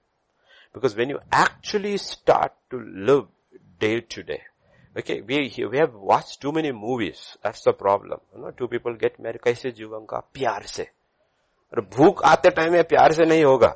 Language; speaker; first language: English; non-native, local second language; Malayalam